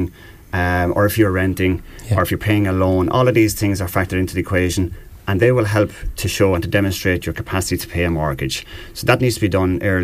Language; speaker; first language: English; native; English